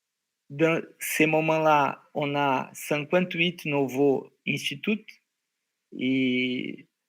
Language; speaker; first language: French; non-native, fluent; Portuguese